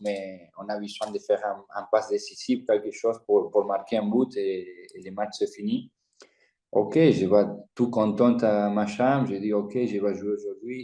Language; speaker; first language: French; non-native, fluent; Spanish